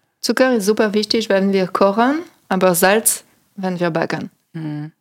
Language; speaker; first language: German; non-native, learner; French